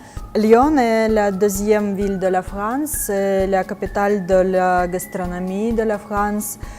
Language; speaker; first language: French; non-native, fluent; Russian